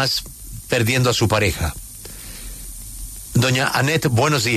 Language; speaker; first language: Spanish; native; Spanish